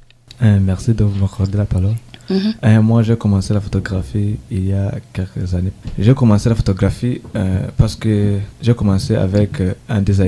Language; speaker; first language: French; non-native, learner; Rundi